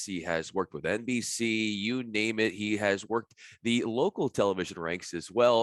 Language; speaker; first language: English; native; English